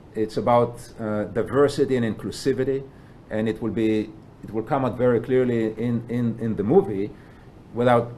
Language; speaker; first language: English; non-native, fluent; Hebrew